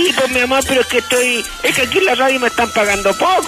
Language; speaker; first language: Spanish; native; Spanish